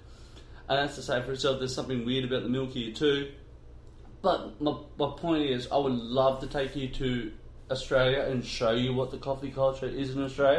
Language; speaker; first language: English; native; English